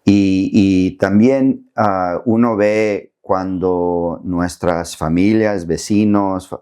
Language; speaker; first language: Spanish; early bilingual, heritage; Spanish